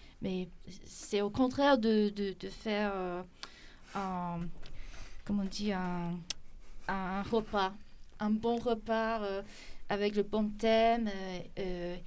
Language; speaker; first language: French; non-native, fluent; Chinese